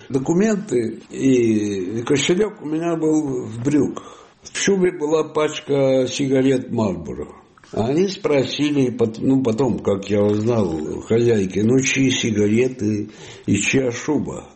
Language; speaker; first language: Russian; non-native, fluent; Italian